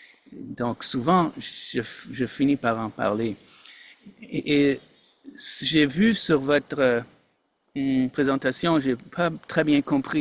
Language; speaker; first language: French; non-native, fluent; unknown